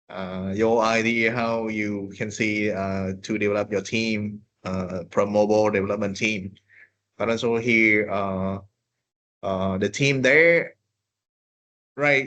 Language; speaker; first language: English; non-native, fluent; Vietnamese